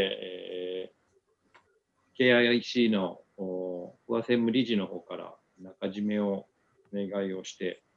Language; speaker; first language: Japanese; native; Japanese